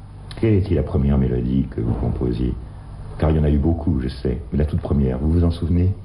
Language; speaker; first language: French; native; French